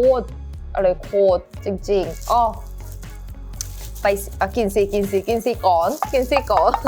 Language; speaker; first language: Thai; non-native, learner; Korean